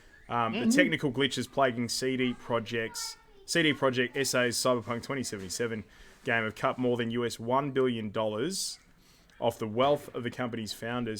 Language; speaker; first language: English; native; English